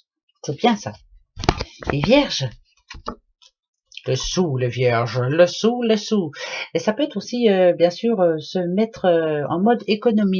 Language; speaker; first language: French; native; French